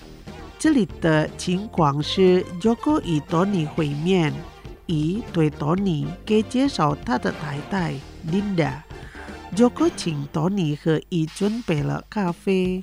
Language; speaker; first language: Chinese; early bilingual, heritage; Chinese